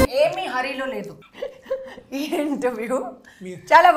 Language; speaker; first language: Telugu; non-native, learner; Hindi